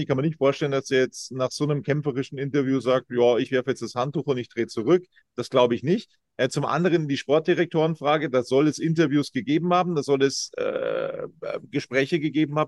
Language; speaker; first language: German; native; German